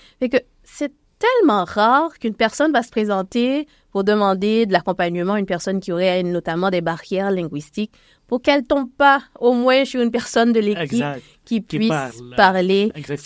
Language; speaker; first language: French; native; French